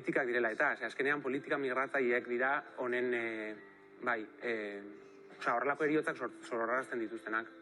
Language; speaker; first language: Basque; native; Basque